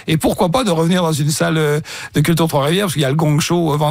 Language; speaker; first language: French; native; French